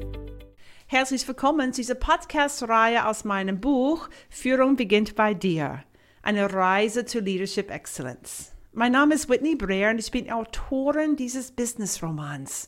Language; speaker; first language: German; non-native, fluent; English